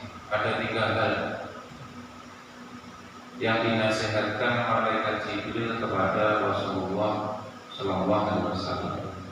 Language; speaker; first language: Indonesian; non-native, local second language; Javanese